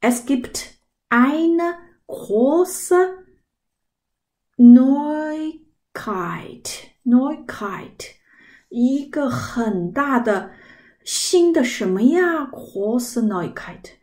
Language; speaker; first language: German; non-native, learner; Chinese